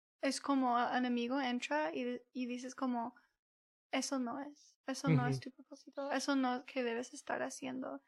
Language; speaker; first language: Spanish; early bilingual, heritage; English